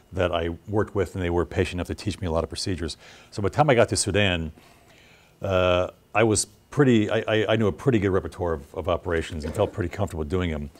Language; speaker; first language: English; native; English